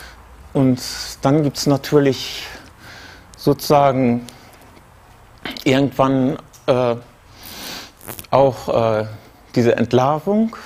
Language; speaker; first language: German; native; German